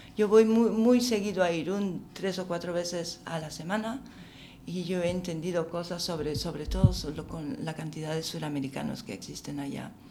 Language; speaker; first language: Spanish; native; Spanish